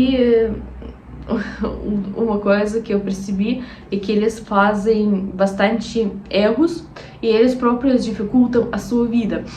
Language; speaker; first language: Portuguese; non-native, fluent; Russian